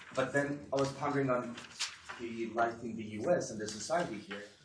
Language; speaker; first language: English; non-native, fluent; Persian